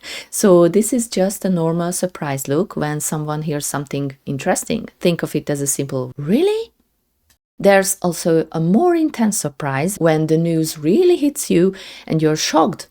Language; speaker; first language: English; non-native, fluent; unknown